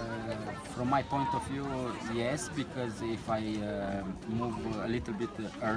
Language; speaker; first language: English; non-native, learner; Romanian